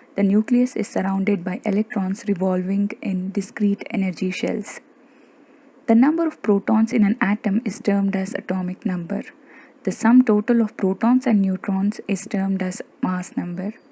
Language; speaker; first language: English; non-native, local second language; Kannada